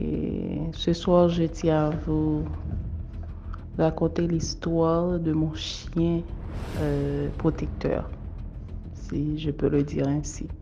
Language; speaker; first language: French; non-native, local second language; Haitian Creole